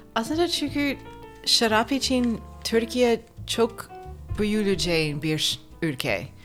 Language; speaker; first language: Turkish; non-native, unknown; English